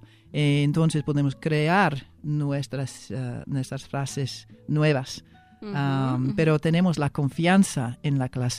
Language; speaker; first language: Spanish; non-native, fluent; English